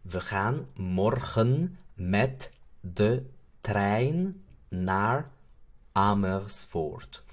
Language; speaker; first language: Dutch; non-native, fluent; Spanish